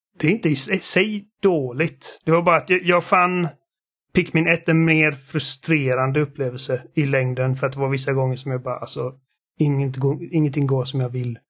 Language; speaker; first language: Swedish; early bilingual, other home language; German